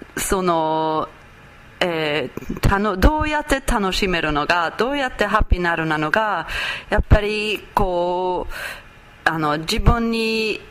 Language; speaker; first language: Japanese; non-native, fluent; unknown